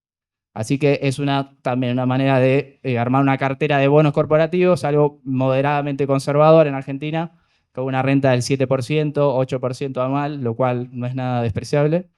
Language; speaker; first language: Spanish; native; Spanish